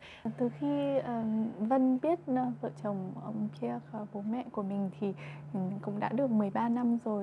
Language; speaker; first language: Vietnamese; native; Vietnamese